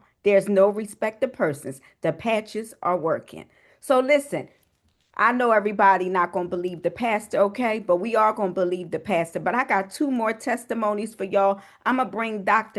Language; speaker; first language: English; native; English